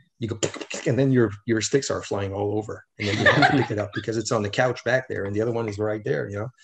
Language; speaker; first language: English; non-native, fluent; French